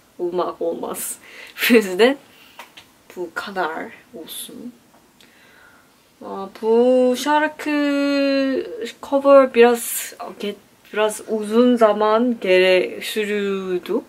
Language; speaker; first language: Turkish; non-native, learner; Korean